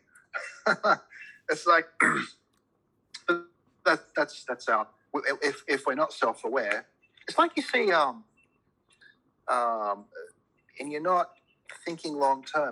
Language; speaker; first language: English; native; English